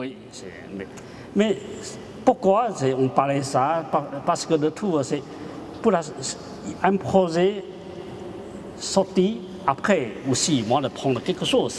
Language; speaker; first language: French; non-native, learner; Chinese